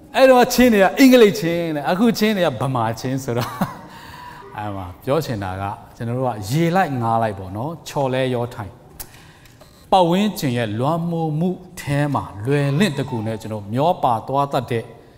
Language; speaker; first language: Burmese; non-native, local second language; Tedim Chin